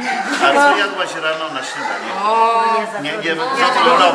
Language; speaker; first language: Polish; native; Polish